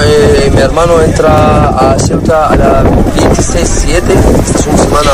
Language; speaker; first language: Spanish; non-native, learner; Arabic